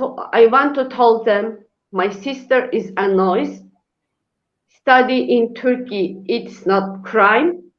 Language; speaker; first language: English; non-native, learner; Uyghur